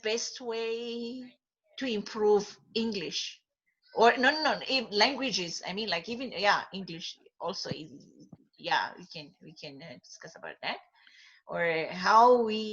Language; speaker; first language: English; non-native, fluent; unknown